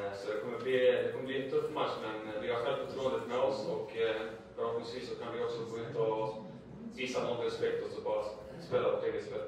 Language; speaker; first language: Swedish; early bilingual, other home language; Albanian